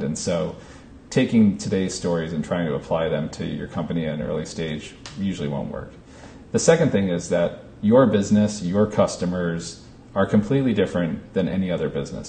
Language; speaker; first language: English; native; English